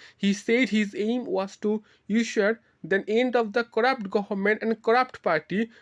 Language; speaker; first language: English; non-native, local second language; Bangla